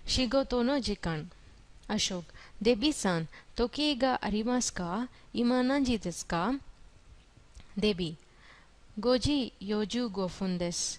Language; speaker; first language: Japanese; non-native, fluent; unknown